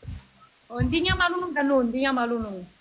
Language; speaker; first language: Filipino; non-native, learner; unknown